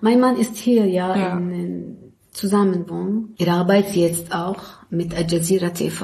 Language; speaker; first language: German; non-native, learner; Arabic